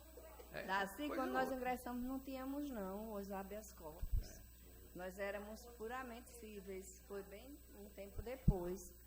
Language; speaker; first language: Portuguese; native; Portuguese